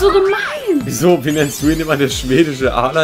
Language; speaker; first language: German; native; German